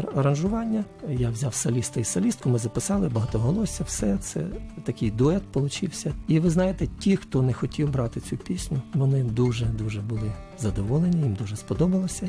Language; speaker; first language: Ukrainian; native; Ukrainian